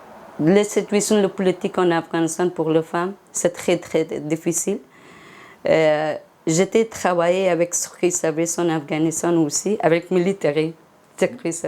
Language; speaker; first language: French; non-native, learner; Persian